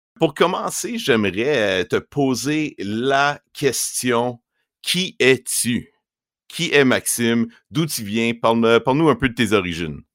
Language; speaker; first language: French; native; French